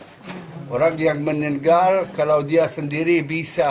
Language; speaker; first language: Indonesian; non-native, learner; Hebrew